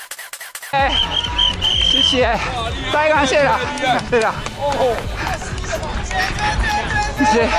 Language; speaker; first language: Chinese; non-native, learner; Japanese